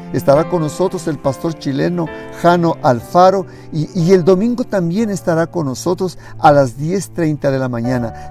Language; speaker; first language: Spanish; native; Spanish